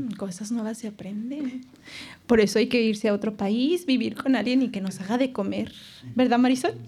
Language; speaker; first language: Spanish; native; Spanish